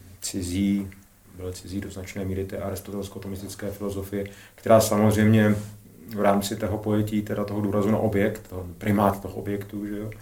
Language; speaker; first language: Czech; native; Czech